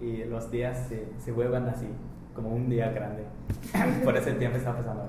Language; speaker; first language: Spanish; non-native, fluent; English